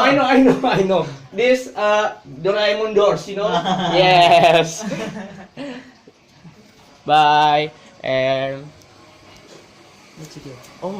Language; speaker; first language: English; non-native, learner; Indonesian